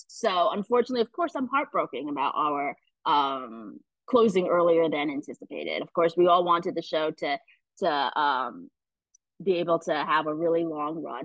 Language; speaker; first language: English; native; English